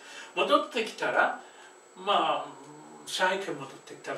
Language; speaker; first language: Japanese; non-native, fluent; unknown